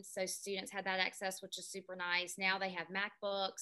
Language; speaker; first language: English; native; English